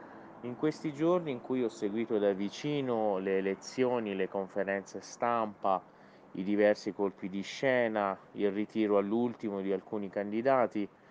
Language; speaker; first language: Italian; non-native, fluent; Persian